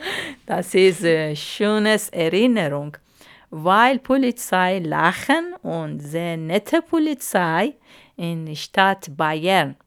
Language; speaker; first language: German; non-native, learner; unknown